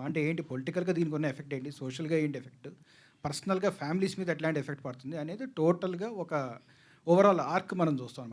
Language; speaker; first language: Telugu; native; Telugu